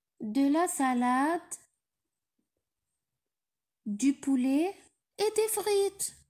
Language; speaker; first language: French; non-native, local second language; Arabic